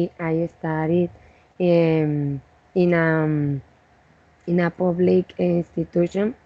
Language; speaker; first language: English; non-native, learner; Spanish